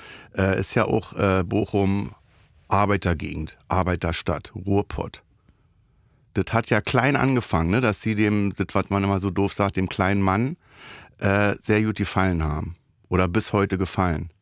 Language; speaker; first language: German; native; German